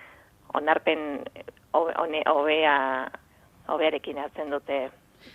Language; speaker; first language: Basque; non-native, fluent; Spanish